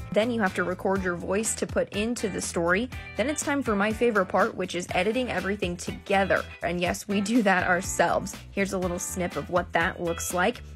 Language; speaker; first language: English; native; English